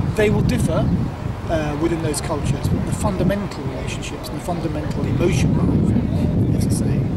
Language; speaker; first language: English; native; English